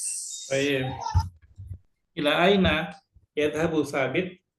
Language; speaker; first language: Arabic; non-native, fluent; Indonesian